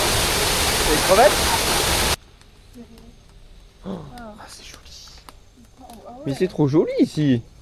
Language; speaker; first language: French; native; French